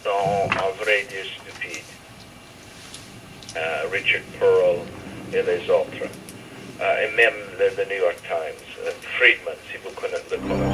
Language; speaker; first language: French; non-native, fluent; English